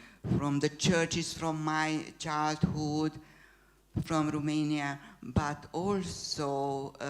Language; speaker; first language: English; non-native, fluent; Hungarian